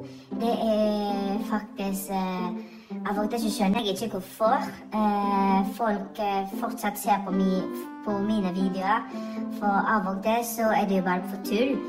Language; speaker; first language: Norwegian; non-native, fluent; Iloko